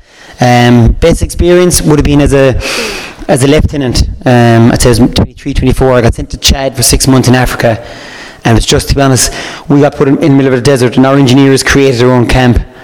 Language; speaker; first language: English; native; English